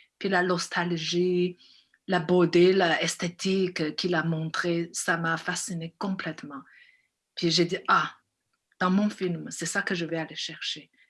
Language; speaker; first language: French; non-native, fluent; Chinese